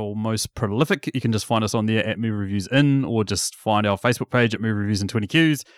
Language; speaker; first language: English; native; English